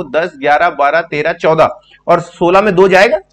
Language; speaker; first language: Hindi; native; Hindi